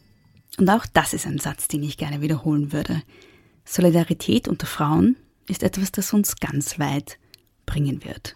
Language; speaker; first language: German; native; German